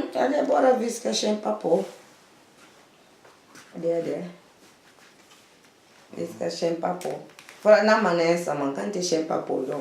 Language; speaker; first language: Swedish; non-native, fluent; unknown